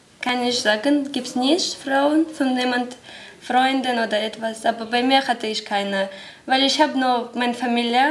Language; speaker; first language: German; non-native, learner; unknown